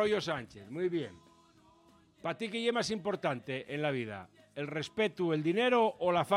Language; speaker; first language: Spanish; native; Spanish